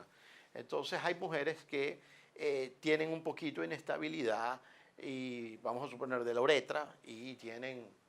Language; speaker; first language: Spanish; native; Spanish